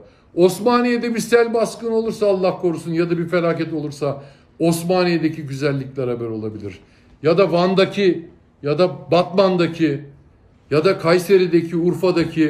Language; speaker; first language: Turkish; native; Turkish